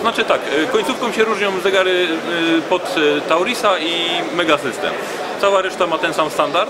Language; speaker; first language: Polish; native; Polish